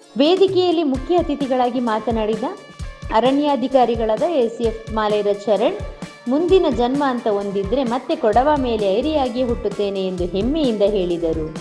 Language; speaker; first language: Kannada; native; Kannada